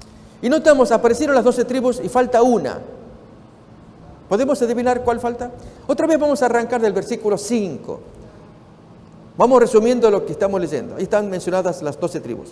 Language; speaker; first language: Spanish; native; Spanish